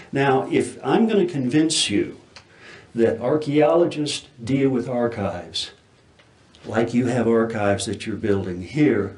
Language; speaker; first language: English; native; English